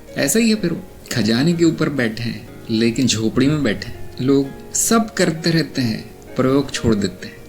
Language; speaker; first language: Hindi; non-native, local second language; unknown